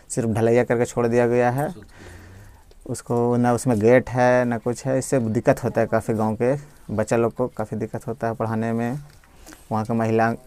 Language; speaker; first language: Hindi; native; Hindi